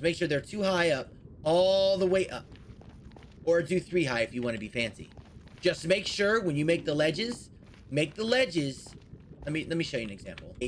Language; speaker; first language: English; native; English